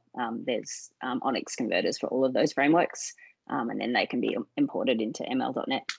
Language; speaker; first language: English; native; English